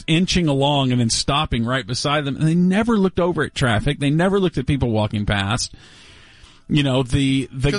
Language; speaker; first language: English; native; English